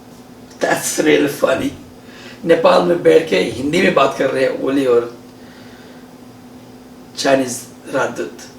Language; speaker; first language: Hindi; non-native, learner; Nepali